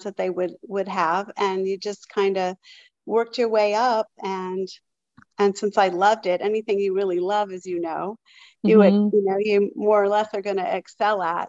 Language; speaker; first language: English; native; English